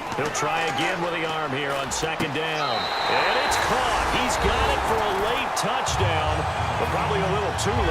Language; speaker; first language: English; native; English